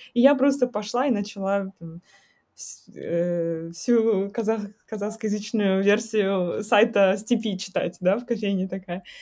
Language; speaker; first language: Russian; native; Russian